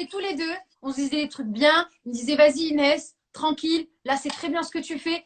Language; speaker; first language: French; native; French